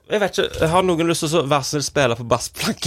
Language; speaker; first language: Norwegian; native; Norwegian